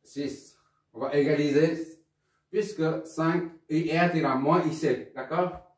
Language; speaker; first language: French; non-native, local second language; Arabic